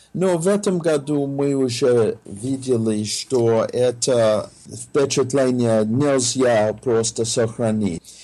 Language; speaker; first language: Russian; non-native, fluent; English